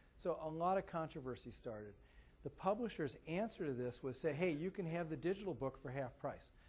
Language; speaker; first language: English; native; English